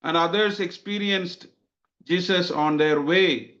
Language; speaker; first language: English; non-native, local second language; Malayalam